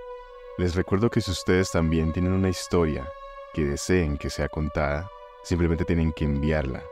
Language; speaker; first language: Spanish; native; Spanish